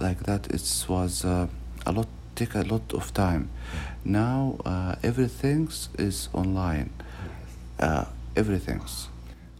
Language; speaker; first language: English; non-native, learner; Arabic